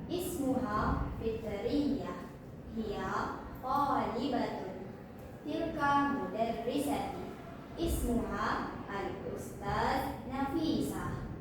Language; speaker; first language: Arabic; non-native, learner; Indonesian